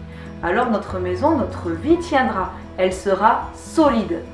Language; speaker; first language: French; native; French